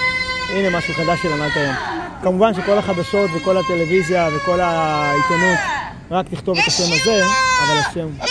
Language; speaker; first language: Hebrew; native; Hebrew